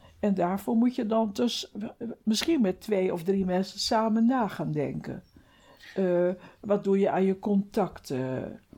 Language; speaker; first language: Dutch; native; Dutch